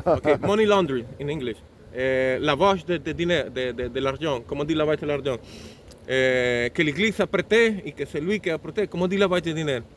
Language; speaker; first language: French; non-native, learner; Spanish